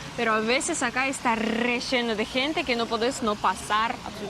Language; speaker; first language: Spanish; non-native, fluent; Russian